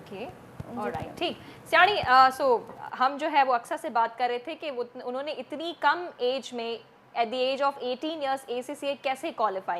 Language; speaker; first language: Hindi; non-native, local second language; Sindhi